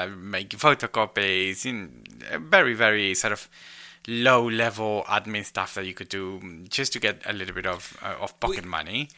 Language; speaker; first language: English; non-native, fluent; Spanish